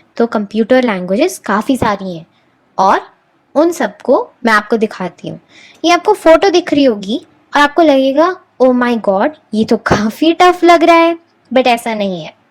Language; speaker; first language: Hindi; native; Hindi